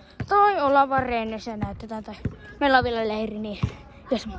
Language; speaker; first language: Finnish; native; Finnish